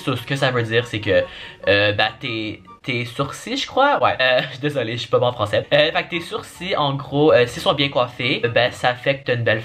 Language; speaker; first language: French; native; French